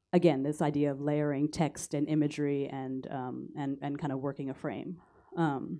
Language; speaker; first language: English; native; English